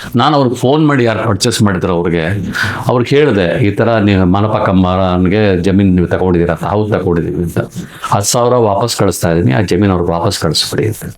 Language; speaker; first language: Kannada; native; Kannada